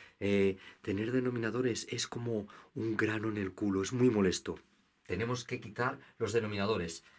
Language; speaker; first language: Spanish; native; Spanish